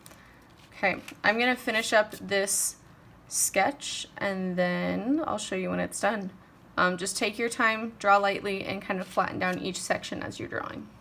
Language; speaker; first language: English; native; English